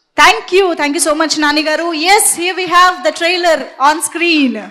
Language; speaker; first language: Telugu; native; Telugu